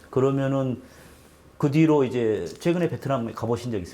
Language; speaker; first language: Korean; native; Korean